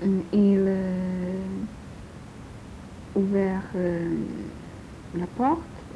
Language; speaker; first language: French; non-native, learner; Polish